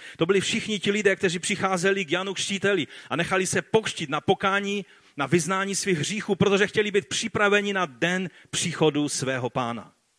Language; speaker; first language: Czech; non-native, fluent; Polish